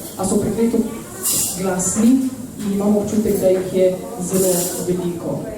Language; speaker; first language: Slovenian; early bilingual, other home language; Bosnian